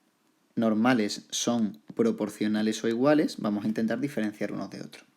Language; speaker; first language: Spanish; native; Spanish